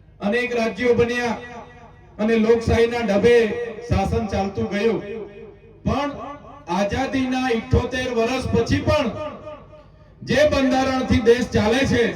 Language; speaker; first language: Gujarati; non-native, local second language; Vasavi